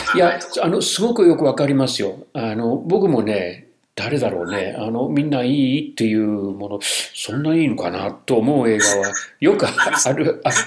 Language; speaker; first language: Japanese; non-native, fluent; English